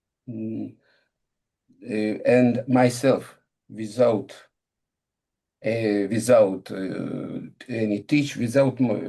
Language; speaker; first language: English; non-native, learner; Russian